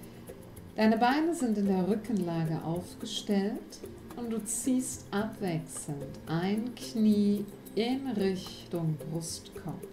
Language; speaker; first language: German; native; German